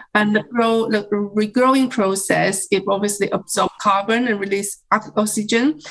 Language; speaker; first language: English; non-native, fluent; Chinese